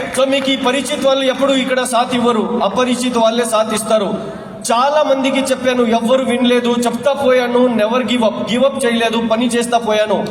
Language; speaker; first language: Telugu; non-native, local second language; Urdu